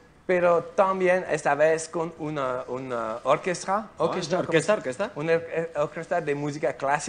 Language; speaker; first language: Spanish; non-native, learner; French